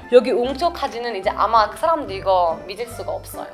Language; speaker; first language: Korean; non-native, fluent; German